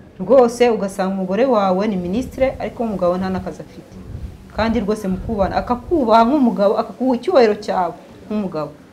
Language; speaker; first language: Kinyarwanda; early bilingual, heritage; Kinyarwanda